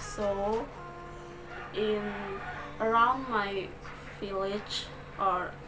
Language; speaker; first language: English; non-native, learner; Balinese